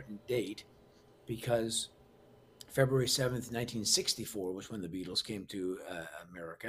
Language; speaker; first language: English; native; English